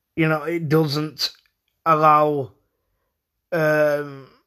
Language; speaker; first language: English; native; English